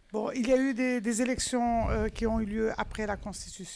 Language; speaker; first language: French; non-native, local second language; Arabic